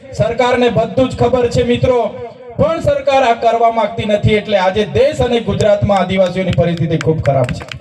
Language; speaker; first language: Gujarati; non-native, local second language; Vasavi